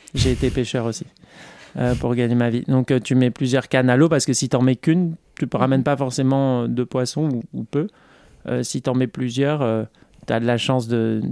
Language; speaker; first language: French; native; French